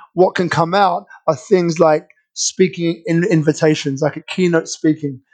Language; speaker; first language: English; native; English